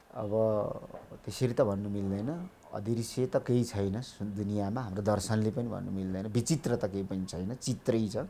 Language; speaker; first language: Nepali; native; Nepali